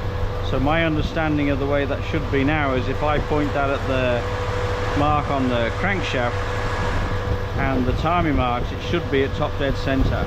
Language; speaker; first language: English; native; English